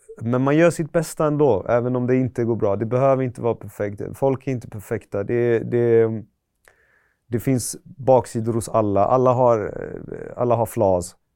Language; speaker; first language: Swedish; early bilingual, other home language; Persian